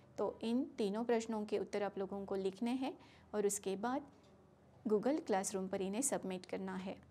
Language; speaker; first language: Hindi; non-native, local second language; Marathi